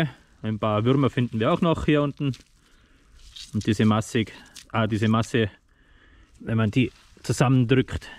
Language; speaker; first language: German; native; German